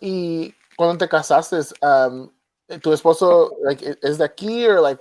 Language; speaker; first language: Spanish; early bilingual, heritage; Spanish